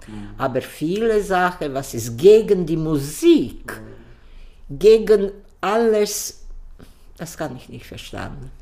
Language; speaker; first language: German; non-native, learner; Croatian